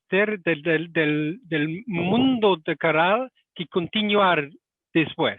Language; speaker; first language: Spanish; non-native, fluent; English